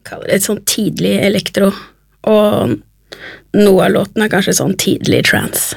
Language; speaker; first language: Norwegian; early bilingual, other home language; Spanish